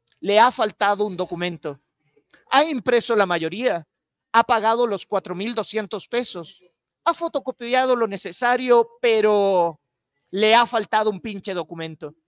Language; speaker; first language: Spanish; native; Spanish